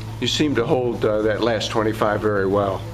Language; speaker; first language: English; native; English